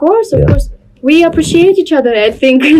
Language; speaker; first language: English; non-native, learner; Russian